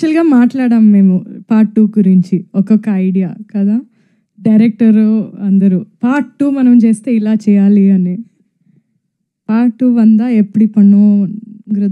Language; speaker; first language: Telugu; non-native, fluent; Tamil